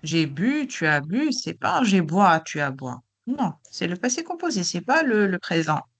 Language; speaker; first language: French; non-native, local second language; Arabic